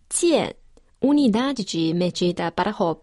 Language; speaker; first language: Portuguese; non-native, fluent; Chinese